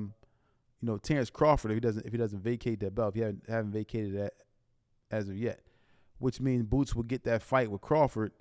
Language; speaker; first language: English; native; English